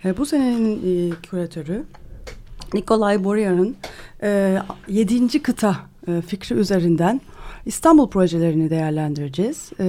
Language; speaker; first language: Turkish; native; Turkish